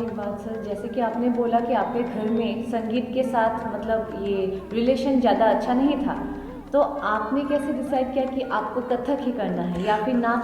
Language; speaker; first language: Hindi; non-native, local second language; Assamese